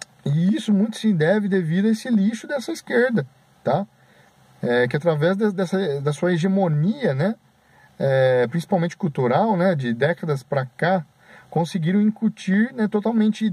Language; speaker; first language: Portuguese; native; Portuguese